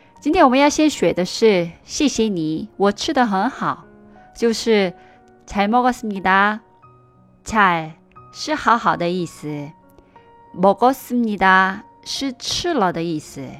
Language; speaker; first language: Chinese; non-native, fluent; Korean